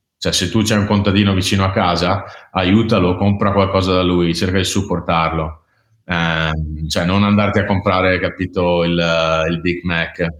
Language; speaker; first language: Italian; native; Italian